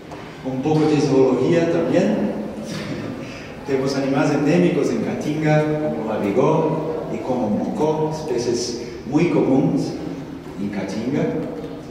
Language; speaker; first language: Spanish; non-native, learner; Portuguese